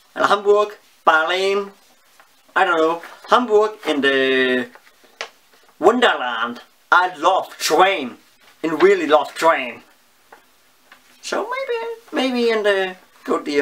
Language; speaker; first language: English; non-native, learner; Danish